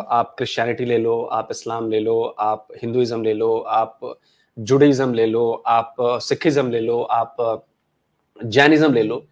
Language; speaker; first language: Hindi; native; Hindi